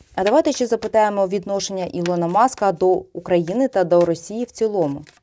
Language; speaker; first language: Ukrainian; non-native, local second language; Russian